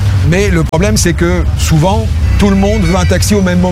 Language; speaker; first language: French; native; French